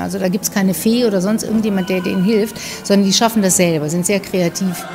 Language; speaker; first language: German; native; German